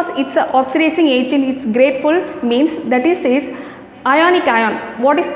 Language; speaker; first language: English; non-native, local second language; Tamil